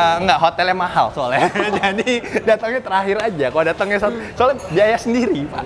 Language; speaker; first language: Indonesian; native; Indonesian